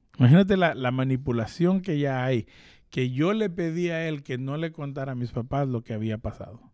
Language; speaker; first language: Spanish; early bilingual, heritage; Spanish